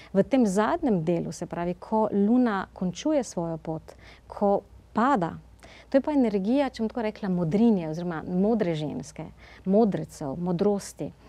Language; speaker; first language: Slovenian; native; Slovenian